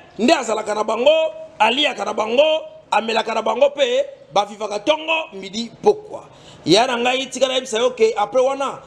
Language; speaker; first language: Lingala; native; Lingala